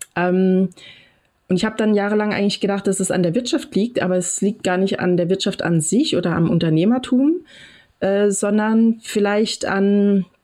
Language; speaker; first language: German; native; German